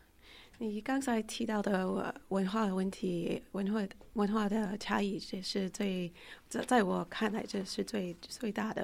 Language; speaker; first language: Chinese; non-native, fluent; English